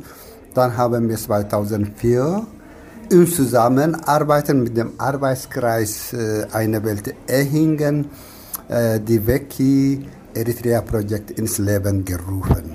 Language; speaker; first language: German; non-native, fluent; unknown